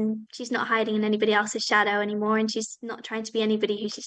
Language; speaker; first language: English; native; English